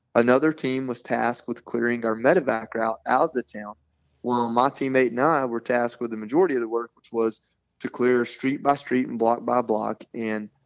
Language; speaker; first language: English; native; English